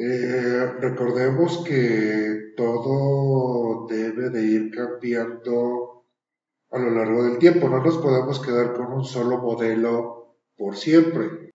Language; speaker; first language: Spanish; native; Spanish